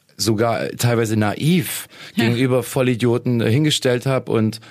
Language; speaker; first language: German; native; German